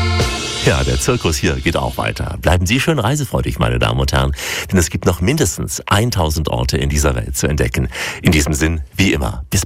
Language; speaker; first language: German; native; German